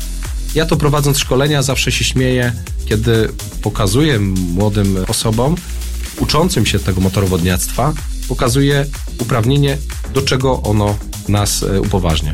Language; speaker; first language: Polish; native; Polish